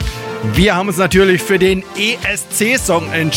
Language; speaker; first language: German; native; German